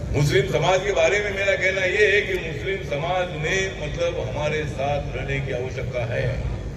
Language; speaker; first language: Hindi; non-native, local second language; Marathi